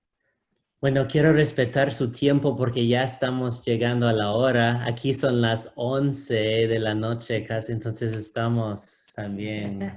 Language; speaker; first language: Spanish; non-native, fluent; English